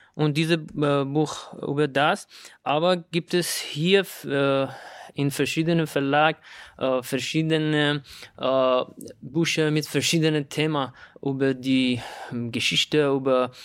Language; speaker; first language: German; non-native, learner; Persian